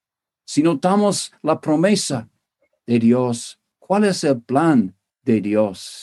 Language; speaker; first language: Spanish; non-native, fluent; English